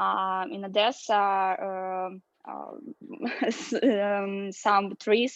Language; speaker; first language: English; non-native, learner; Russian